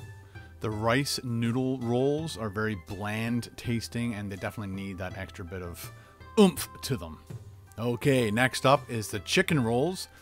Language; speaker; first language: English; native; English